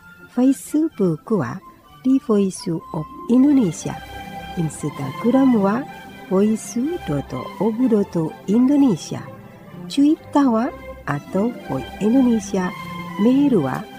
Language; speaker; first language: Japanese; non-native, fluent; Indonesian